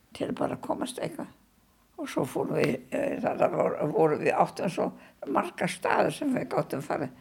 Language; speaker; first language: Icelandic; non-native, fluent; German